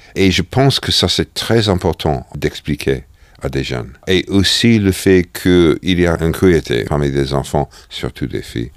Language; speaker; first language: French; non-native, fluent; English